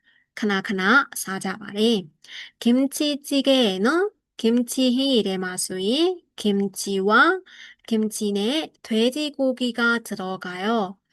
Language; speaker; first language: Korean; non-native, fluent; Burmese